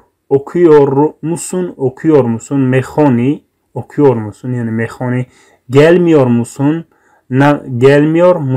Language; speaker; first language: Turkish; non-native, fluent; Tajik